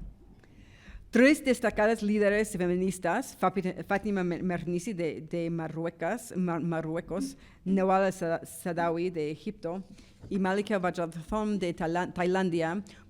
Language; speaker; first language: Spanish; non-native, fluent; English